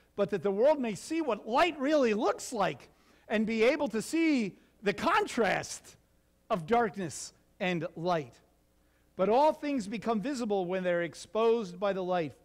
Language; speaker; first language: English; native; English